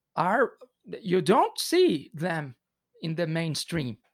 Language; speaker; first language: English; non-native, learner; Portuguese